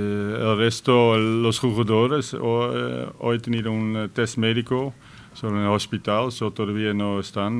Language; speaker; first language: Spanish; non-native, fluent; Dutch